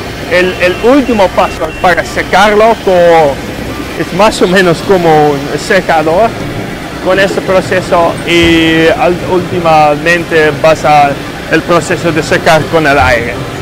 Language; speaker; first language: Spanish; non-native, learner; Dutch